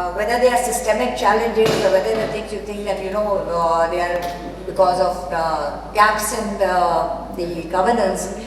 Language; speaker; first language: English; non-native, local second language; Urdu